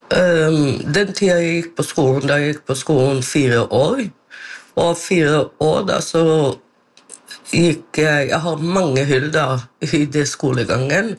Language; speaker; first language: Norwegian; non-native, local second language; Romany